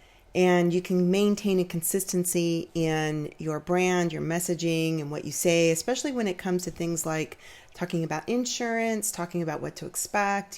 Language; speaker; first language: English; native; English